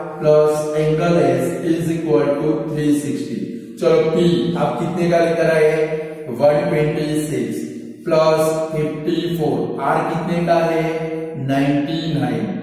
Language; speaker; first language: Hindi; non-native, local second language; Gujarati